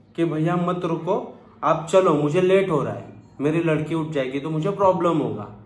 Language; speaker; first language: Hindi; non-native, local second language; Marathi